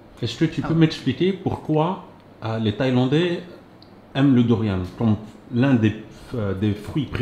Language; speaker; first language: French; native; French